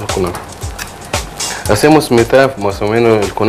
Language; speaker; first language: Spanish; non-native, learner; Arabic